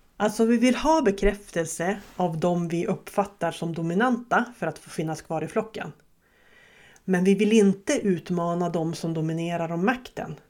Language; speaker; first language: Swedish; native; Swedish